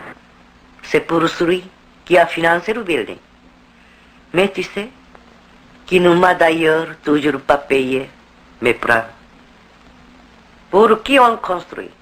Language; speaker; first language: French; non-native, fluent; Korean